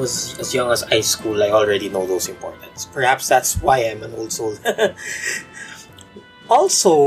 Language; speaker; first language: English; non-native, local second language; Filipino